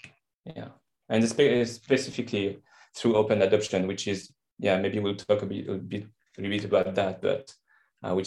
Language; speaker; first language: English; non-native, fluent; French